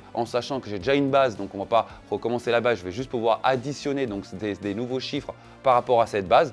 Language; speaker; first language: French; native; French